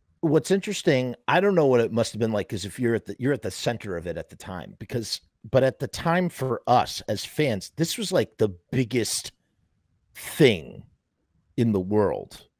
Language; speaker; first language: English; native; English